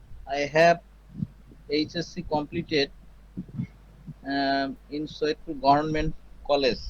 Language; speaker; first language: English; non-native, learner; Bangla